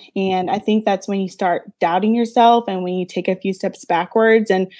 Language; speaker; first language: English; native; English